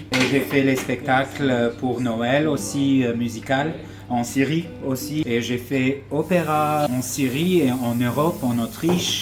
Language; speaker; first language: French; non-native, fluent; Arabic